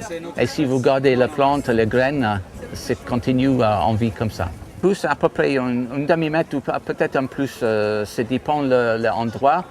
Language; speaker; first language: French; non-native, fluent; English